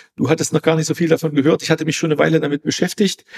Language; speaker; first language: German; native; German